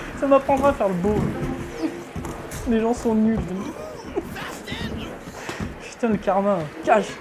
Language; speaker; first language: French; native; French